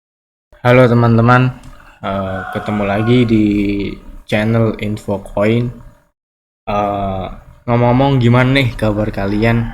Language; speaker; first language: Indonesian; native; Indonesian